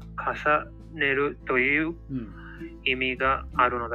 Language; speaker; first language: Japanese; non-native, learner; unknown